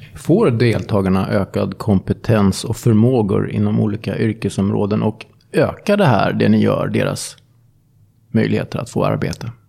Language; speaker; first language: Swedish; native; Swedish